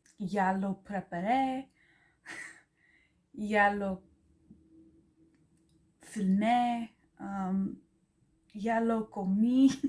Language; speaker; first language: Spanish; non-native, learner; English